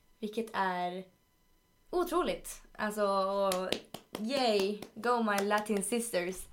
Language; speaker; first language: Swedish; early bilingual, other home language; Spanish